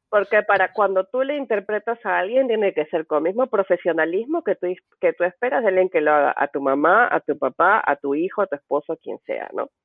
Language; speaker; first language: Spanish; native; Spanish